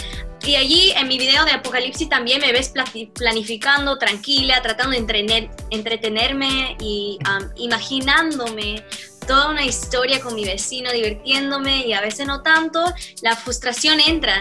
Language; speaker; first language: Spanish; early bilingual, heritage; Spanish